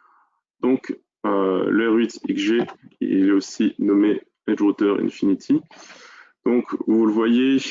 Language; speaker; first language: French; native; French